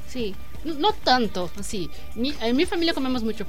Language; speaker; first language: Spanish; non-native, learner; Portuguese